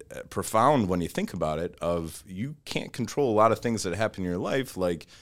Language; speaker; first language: English; native; English